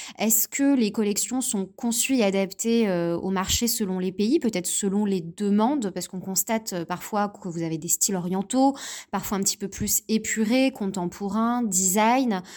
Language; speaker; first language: French; native; French